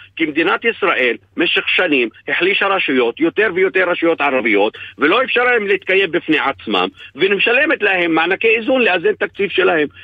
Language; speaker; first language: Hebrew; non-native, local second language; Arabic